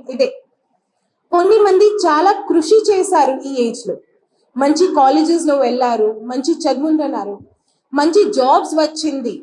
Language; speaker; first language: Telugu; non-native, fluent; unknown